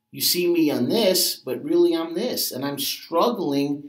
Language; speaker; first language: English; native; English